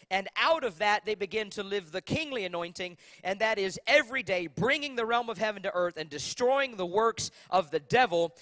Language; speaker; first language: English; native; English